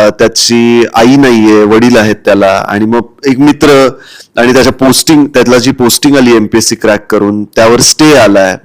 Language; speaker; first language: Marathi; native; Marathi